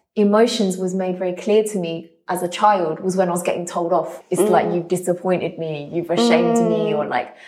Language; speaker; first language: English; native; English